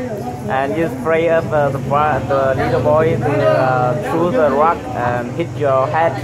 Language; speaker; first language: English; non-native, learner; Vietnamese